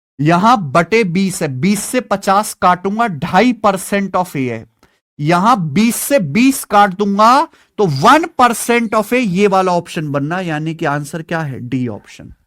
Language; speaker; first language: Hindi; native; Hindi